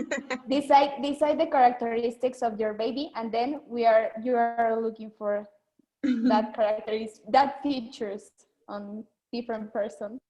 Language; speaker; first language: English; non-native, learner; Spanish